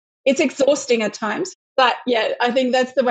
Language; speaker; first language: English; native; English